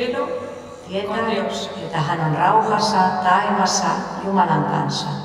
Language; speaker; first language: Finnish; non-native, fluent; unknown